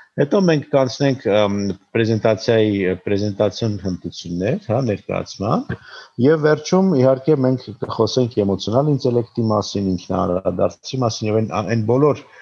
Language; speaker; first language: Armenian; native; Armenian